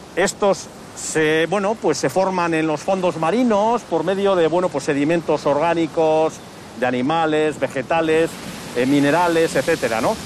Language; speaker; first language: Spanish; native; Spanish